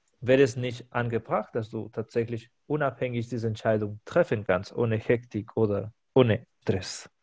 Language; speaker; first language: German; non-native, fluent; Spanish